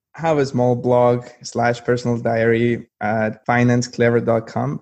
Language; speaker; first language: English; non-native, fluent; Spanish